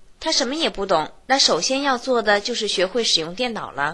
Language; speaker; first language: Chinese; native; Chinese